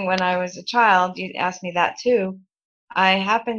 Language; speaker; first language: English; native; English